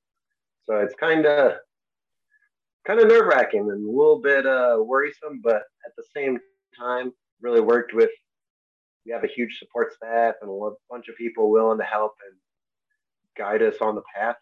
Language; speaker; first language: English; native; English